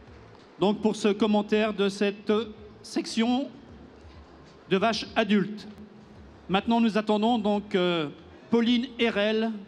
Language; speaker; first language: French; native; French